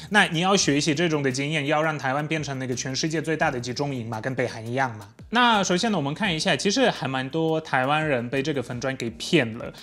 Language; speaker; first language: Chinese; non-native, fluent; Polish